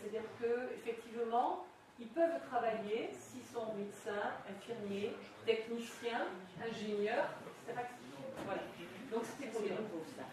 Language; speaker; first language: French; native; French